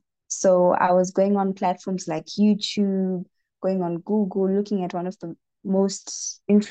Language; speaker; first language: English; non-native, local second language; Shona